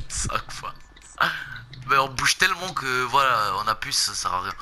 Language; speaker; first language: French; native; French